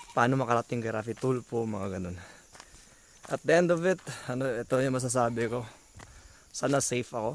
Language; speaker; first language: Filipino; non-native, local second language; Cebuano